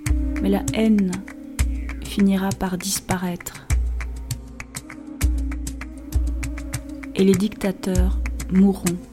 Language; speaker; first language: French; native; French